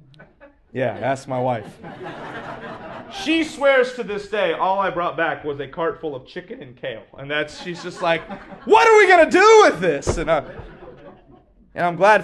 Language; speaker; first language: English; native; English